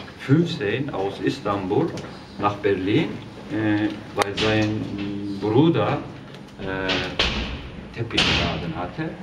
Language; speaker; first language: German; non-native, fluent; Turkish